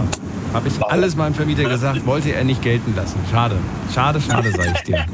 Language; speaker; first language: German; native; German